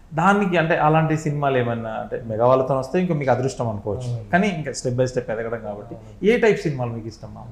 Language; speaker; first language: Telugu; native; Telugu